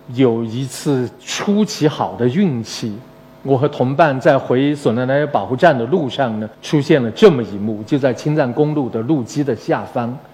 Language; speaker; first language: Chinese; native; Chinese